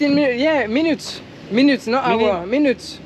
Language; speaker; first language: English; non-native, learner; French